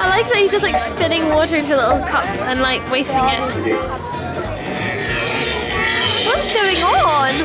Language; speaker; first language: English; native; English